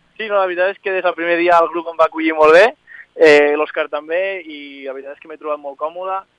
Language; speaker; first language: Catalan; native; Catalan